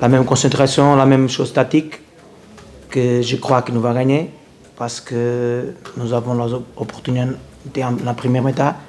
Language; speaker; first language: French; non-native, learner; Portuguese